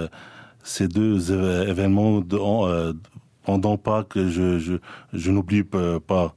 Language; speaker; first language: French; non-native, fluent; Spanish